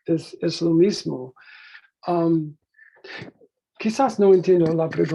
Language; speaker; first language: Spanish; non-native, learner; English